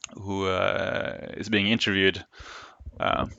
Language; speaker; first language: English; non-native, fluent; Norwegian